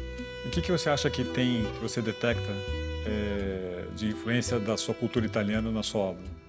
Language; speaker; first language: Portuguese; native; Portuguese